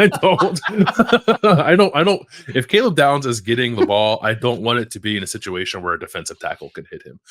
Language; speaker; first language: English; native; English